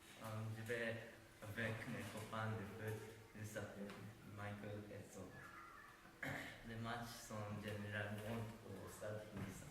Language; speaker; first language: French; non-native, learner; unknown